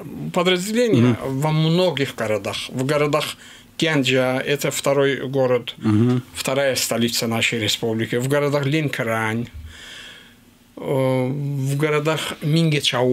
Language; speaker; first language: Russian; non-native, local second language; Azerbaijani